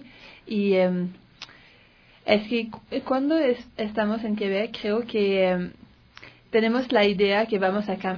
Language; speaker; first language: Spanish; non-native, learner; French